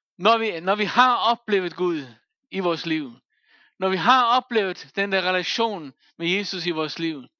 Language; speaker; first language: Danish; non-native, local second language; Faroese